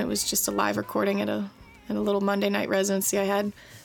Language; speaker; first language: English; native; English